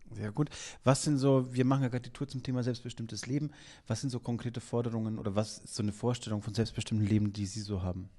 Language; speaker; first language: German; native; German